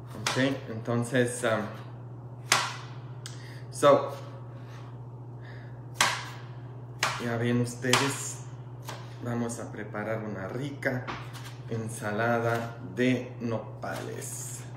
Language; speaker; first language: Spanish; non-native, fluent; Polish